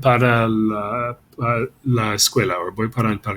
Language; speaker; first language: Spanish; non-native, fluent; English